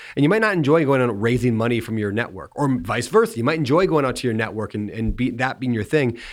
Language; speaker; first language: English; native; English